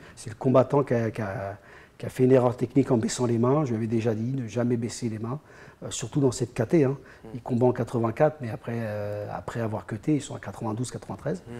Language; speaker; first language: French; native; French